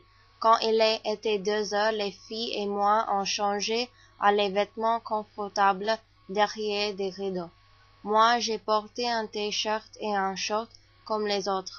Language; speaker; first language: French; non-native, learner; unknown